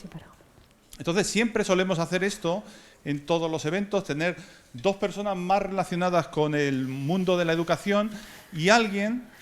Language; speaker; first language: Spanish; native; Spanish